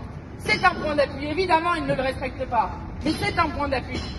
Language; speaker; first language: French; native; French